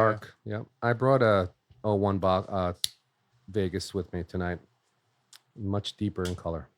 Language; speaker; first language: English; native; English